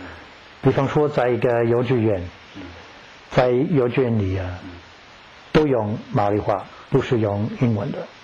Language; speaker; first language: Chinese; non-native, learner; English